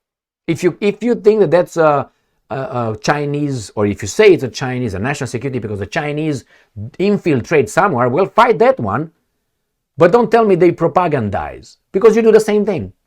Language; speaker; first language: English; non-native, fluent; Romanian